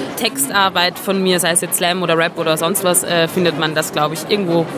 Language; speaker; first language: German; native; German